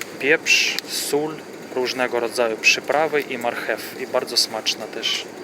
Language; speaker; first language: Polish; non-native, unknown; Ukrainian